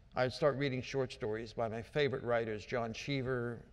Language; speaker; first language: English; native; English